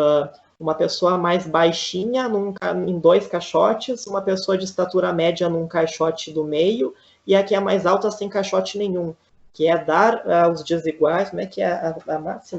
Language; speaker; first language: Portuguese; native; Portuguese